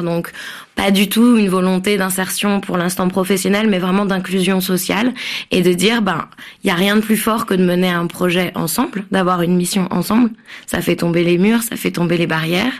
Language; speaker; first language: French; native; French